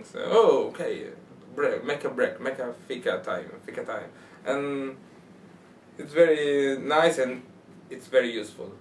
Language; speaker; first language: English; non-native, learner; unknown